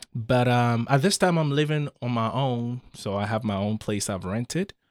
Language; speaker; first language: English; non-native, local second language; Akan